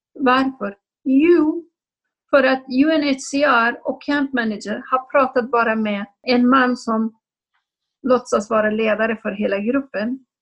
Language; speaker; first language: Swedish; non-native, fluent; Kurdish